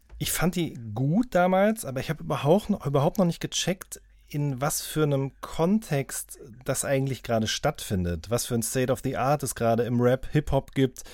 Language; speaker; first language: German; native; German